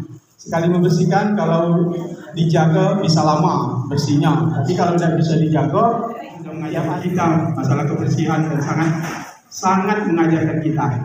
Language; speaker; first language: Malay; native; Malay